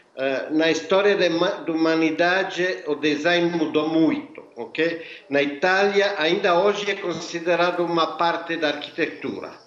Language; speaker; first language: Portuguese; non-native, fluent; Italian